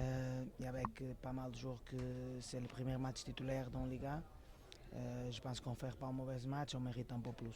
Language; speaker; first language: French; non-native, learner; Portuguese